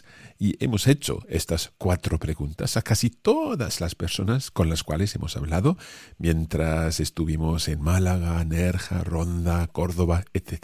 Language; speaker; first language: Spanish; non-native, fluent; English